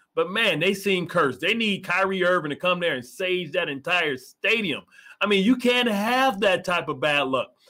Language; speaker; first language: English; native; English